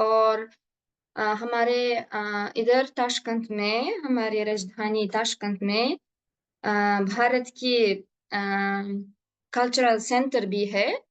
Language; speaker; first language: Hindi; non-native, learner; Uzbek